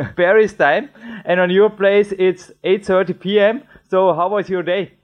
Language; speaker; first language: English; non-native, fluent; German